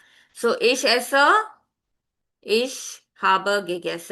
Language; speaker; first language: German; non-native, fluent; Hindi